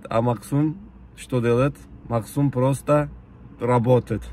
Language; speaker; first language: Russian; non-native, learner; Turkish